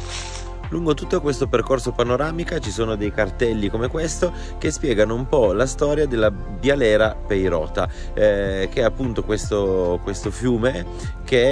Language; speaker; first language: Italian; native; Italian